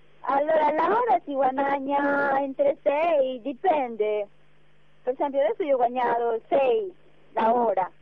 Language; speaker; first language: Italian; non-native, learner; Spanish